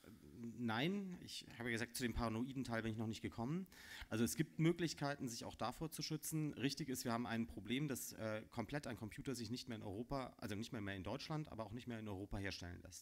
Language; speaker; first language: German; native; German